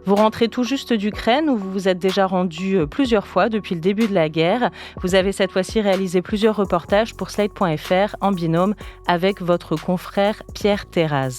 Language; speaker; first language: French; native; French